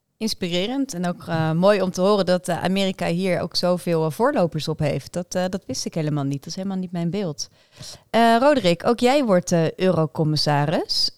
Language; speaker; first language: Dutch; native; Dutch